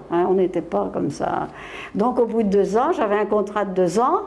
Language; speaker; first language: French; native; French